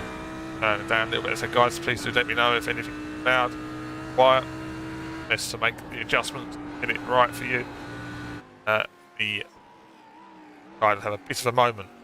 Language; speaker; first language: English; native; English